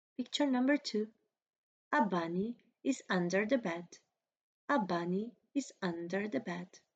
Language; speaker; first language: English; non-native, fluent; Slovenian